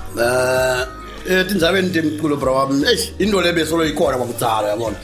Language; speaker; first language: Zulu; non-native, local second language; Swati